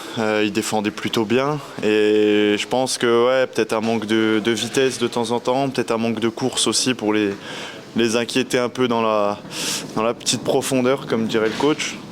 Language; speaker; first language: French; native; French